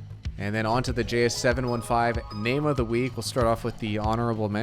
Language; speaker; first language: English; native; English